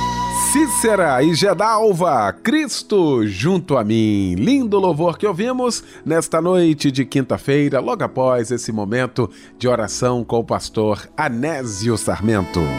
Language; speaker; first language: Portuguese; native; Portuguese